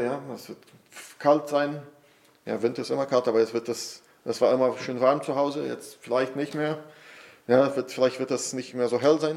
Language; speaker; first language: German; non-native, fluent; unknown